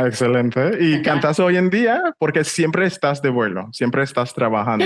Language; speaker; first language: Spanish; non-native, fluent; English